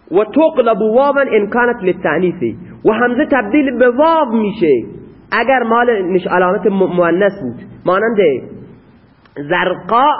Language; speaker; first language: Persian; non-native, local second language; Baluchi